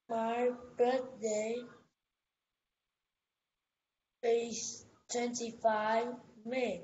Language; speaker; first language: English; non-native, learner; Vietnamese